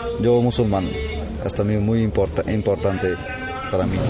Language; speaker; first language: Spanish; non-native, learner; Bangla